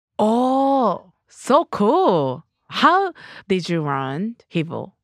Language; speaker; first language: English; non-native, learner; Japanese